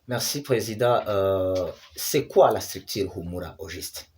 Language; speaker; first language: French; non-native, local second language; Swahili